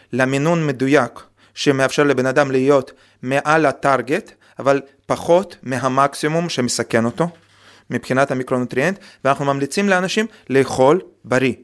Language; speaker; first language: Hebrew; non-native, fluent; Russian